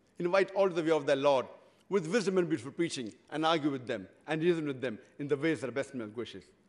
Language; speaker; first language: English; non-native, local second language; Urdu